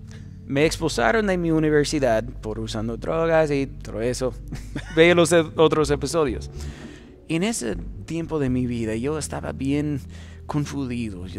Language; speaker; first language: Spanish; non-native, fluent; English